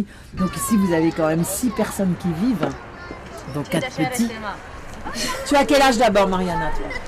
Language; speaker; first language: French; native; French